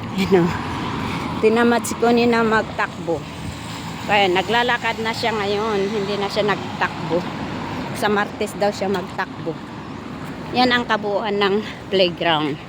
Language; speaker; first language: Filipino; non-native, local second language; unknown